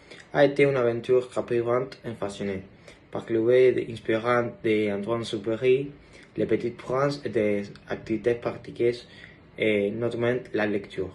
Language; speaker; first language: French; non-native, learner; Spanish